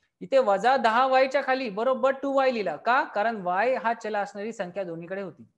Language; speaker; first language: Marathi; native; Marathi